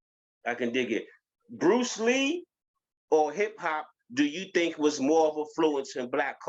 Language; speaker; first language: English; native; English